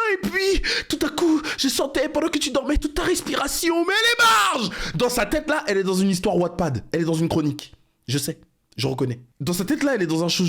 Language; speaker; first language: French; native; French